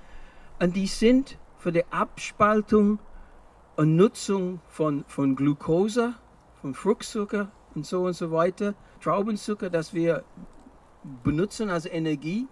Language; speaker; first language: German; non-native, fluent; English